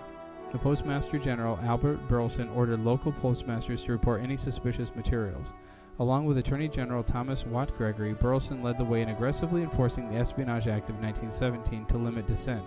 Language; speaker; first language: English; native; English